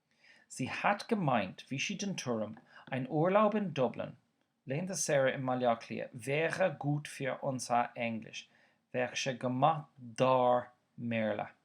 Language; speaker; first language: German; non-native, fluent; Irish